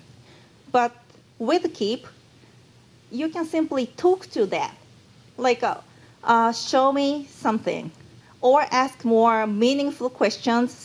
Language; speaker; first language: English; non-native, fluent; Japanese